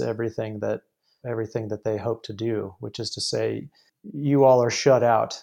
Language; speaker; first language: English; native; English